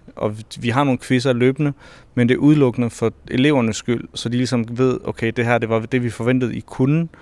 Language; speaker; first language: Danish; early bilingual, other home language; French